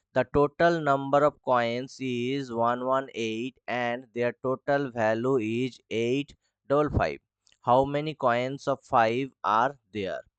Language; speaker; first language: English; non-native, local second language; Bangla